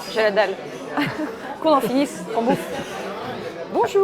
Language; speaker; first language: French; native; French